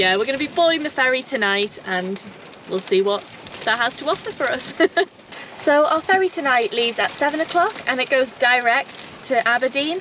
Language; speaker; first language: English; native; English